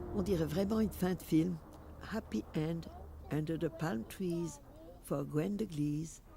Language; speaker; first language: French; native; French